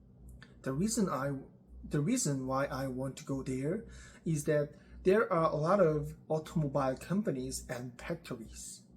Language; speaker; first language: English; non-native, learner; Korean